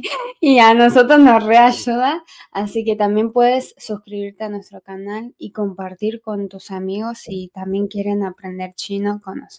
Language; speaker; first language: Spanish; non-native, fluent; Chinese